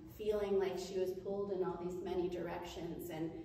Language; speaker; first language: English; native; English